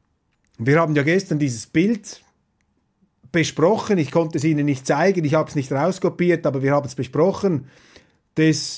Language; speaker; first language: German; non-native, local second language; Swiss German